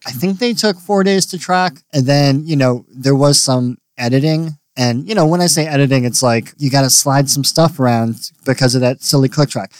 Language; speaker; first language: English; native; English